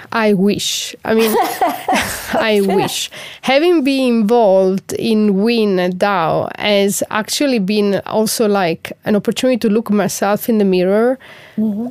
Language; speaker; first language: English; non-native, fluent; Italian